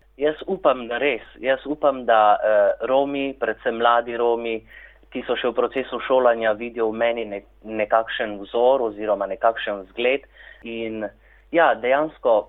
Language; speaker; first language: Slovenian; non-native, local second language; Romany